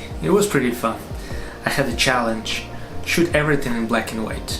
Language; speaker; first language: English; non-native, fluent; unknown